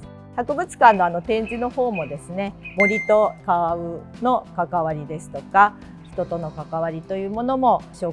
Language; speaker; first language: Japanese; native; Japanese